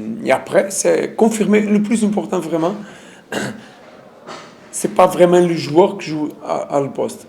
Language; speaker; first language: French; non-native, learner; Portuguese